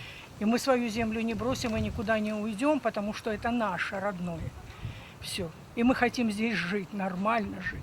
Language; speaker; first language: Russian; native; Russian